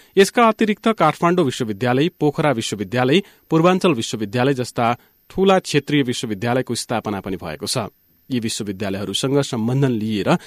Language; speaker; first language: Nepali; native; Nepali